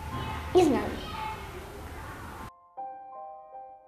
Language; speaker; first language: Russian; native; Russian